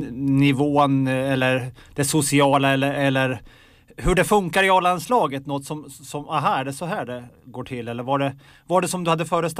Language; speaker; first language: Swedish; native; Swedish